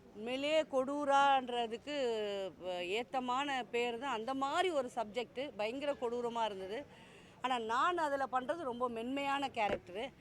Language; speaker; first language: Tamil; native; Tamil